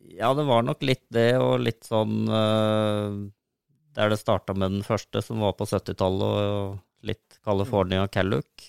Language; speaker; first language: Norwegian; native; Norwegian